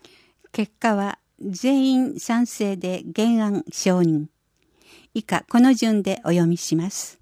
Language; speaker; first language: Japanese; native; Japanese